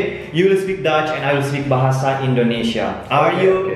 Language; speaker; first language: English; non-native, learner; Indonesian